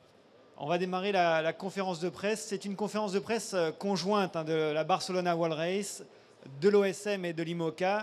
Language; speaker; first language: French; native; French